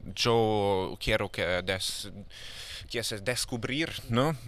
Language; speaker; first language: Spanish; non-native, learner; Hungarian